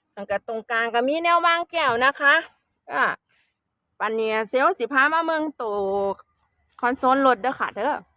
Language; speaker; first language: Thai; non-native, local second language; Northeastern Thai